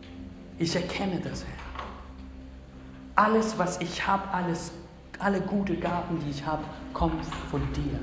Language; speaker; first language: German; non-native, fluent; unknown